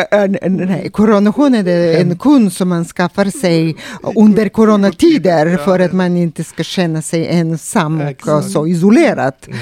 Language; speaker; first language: Swedish; non-native, fluent; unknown